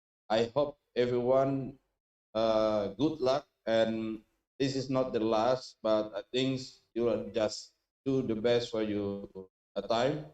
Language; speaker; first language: English; non-native, learner; Indonesian